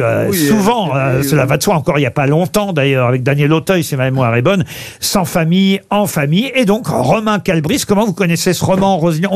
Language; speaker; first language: French; native; French